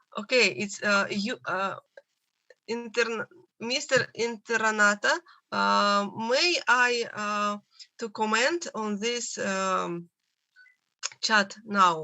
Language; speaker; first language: English; non-native, learner; Russian